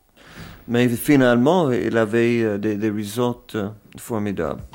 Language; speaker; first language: French; non-native, fluent; English